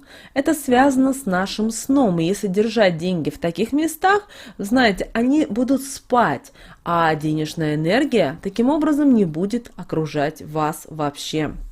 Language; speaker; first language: Russian; native; Russian